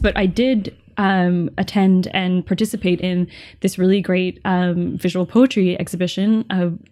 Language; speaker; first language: English; native; English